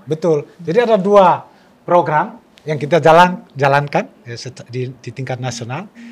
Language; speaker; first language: Indonesian; non-native, local second language; Tetum